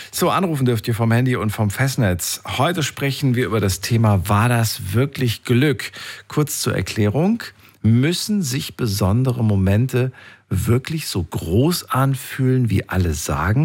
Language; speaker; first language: German; native; German